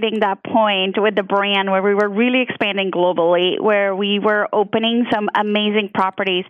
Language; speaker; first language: English; non-native, fluent; Spanish